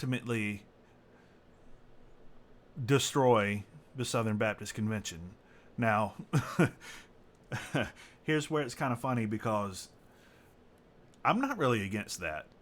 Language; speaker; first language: English; native; English